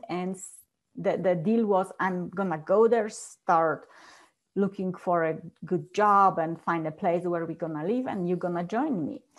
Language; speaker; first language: English; non-native, fluent; Polish